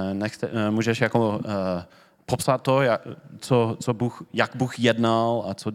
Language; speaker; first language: Czech; non-native, fluent; English